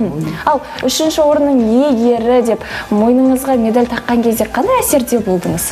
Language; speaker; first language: Kazakh; native; Kazakh